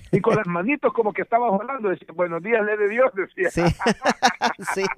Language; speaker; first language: Spanish; native; Spanish